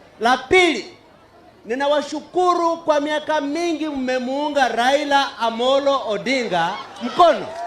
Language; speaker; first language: Swahili; non-native, local second language; Luyia